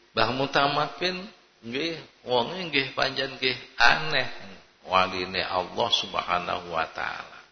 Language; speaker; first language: Indonesian; native; Indonesian